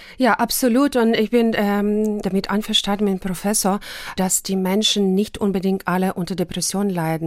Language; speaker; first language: German; non-native, fluent; Ukrainian